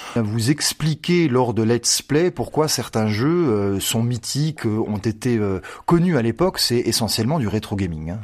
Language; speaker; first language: French; native; French